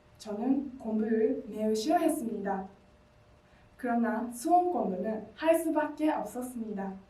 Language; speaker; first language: Korean; non-native, learner; Japanese